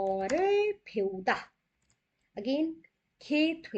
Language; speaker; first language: Korean; non-native, fluent; Hindi